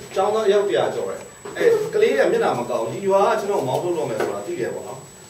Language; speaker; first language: Burmese; non-native, local second language; Hakha Chin